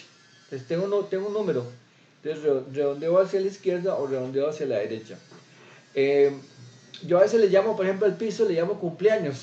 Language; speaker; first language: Spanish; native; Spanish